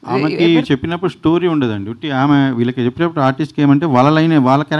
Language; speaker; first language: Telugu; native; Telugu